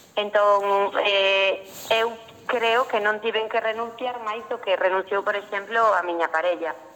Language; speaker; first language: Galician; non-native, local second language; Spanish